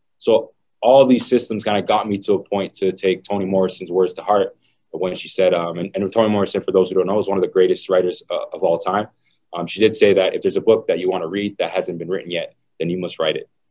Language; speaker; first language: English; native; English